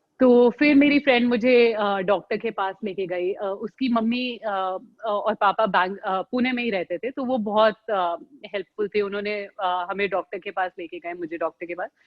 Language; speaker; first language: Hindi; native; Hindi